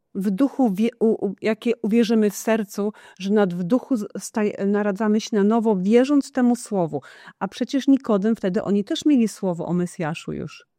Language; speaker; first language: Polish; non-native, fluent; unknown